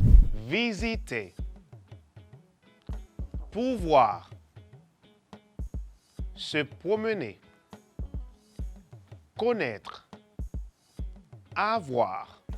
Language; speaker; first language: French; non-native, fluent; Spanish